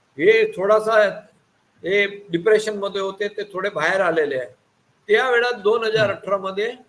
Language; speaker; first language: Marathi; non-native, local second language; Gujarati